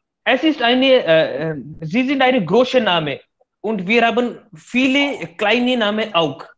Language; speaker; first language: German; non-native, learner; Hindi